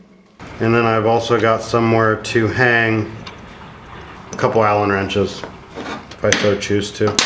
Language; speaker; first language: English; native; English